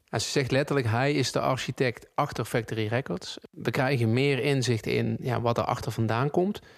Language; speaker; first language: Dutch; native; Dutch